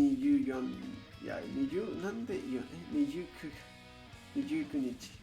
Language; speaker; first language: Japanese; non-native, learner; Spanish